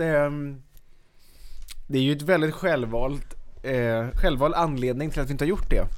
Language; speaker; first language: Swedish; native; Swedish